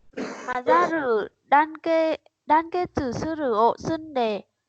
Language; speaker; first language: Japanese; non-native, learner; Vietnamese